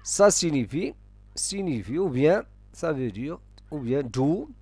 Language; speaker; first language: French; non-native, local second language; Arabic